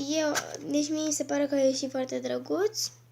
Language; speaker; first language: Romanian; native; Romanian